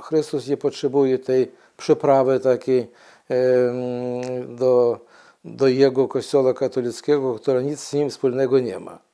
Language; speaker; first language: Polish; non-native, fluent; Ukrainian